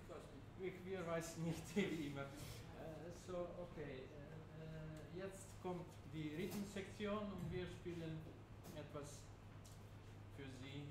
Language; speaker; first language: German; non-native, learner; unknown